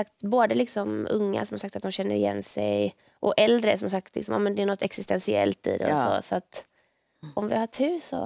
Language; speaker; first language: Swedish; native; Swedish